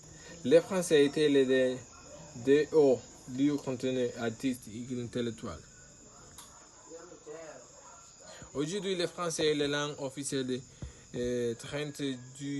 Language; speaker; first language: French; non-native, learner; Spanish